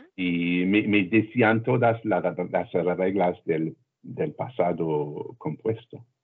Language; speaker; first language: Spanish; non-native, learner; French